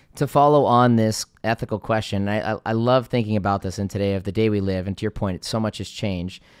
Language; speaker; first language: English; native; English